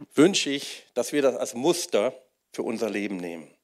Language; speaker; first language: German; native; German